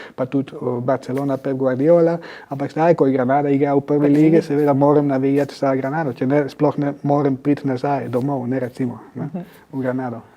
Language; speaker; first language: Slovenian; non-native, fluent; Spanish